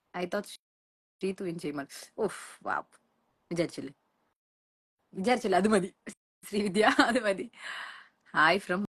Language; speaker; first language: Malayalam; non-native, local second language; Tamil